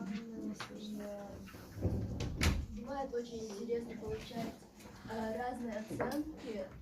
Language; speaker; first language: Russian; early bilingual, other home language; Chechen